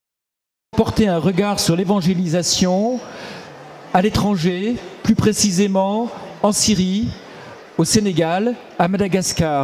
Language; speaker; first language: French; native; French